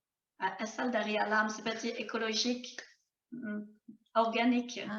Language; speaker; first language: Indonesian; non-native, fluent; French